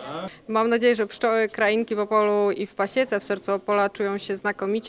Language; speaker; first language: Polish; native; Polish